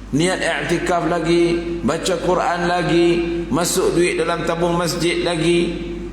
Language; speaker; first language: Malay; native; Malay